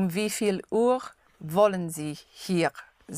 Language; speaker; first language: German; non-native, learner; English